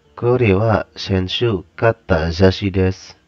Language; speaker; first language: Japanese; non-native, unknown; Indonesian